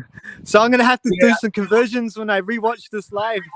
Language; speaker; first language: English; native; English